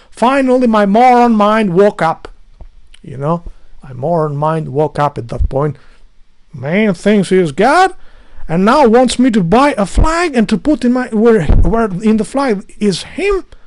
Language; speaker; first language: English; non-native, learner; Albanian